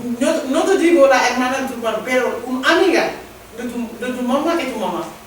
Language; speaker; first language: Spanish; non-native, learner; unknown